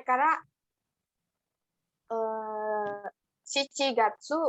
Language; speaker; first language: Japanese; non-native, learner; Indonesian